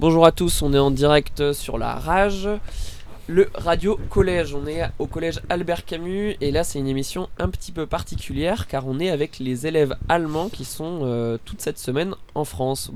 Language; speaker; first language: French; native; French